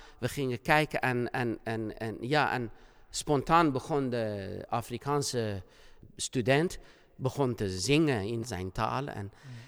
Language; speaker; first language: Dutch; non-native, fluent; Persian